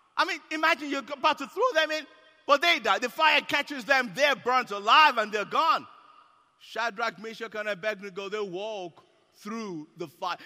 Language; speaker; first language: English; non-native, local second language; Yoruba